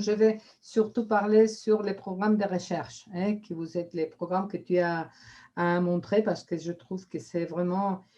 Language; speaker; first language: French; non-native, fluent; Spanish